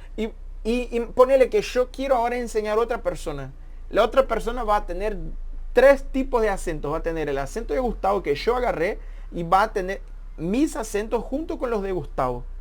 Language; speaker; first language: Spanish; non-native, fluent; Portuguese